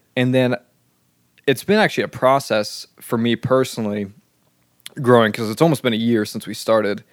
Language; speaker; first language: English; native; English